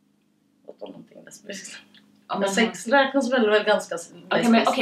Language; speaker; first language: Swedish; early bilingual, other home language; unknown